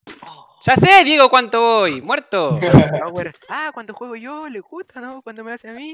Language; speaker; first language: Spanish; native; Spanish